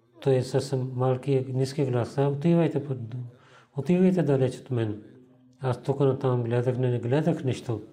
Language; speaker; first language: Bulgarian; non-native, learner; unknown